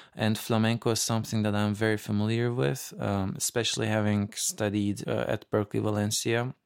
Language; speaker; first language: English; non-native, fluent; Turkish